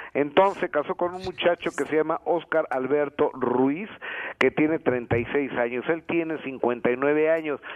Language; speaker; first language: Spanish; native; Spanish